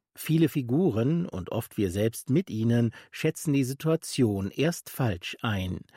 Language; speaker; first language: German; native; German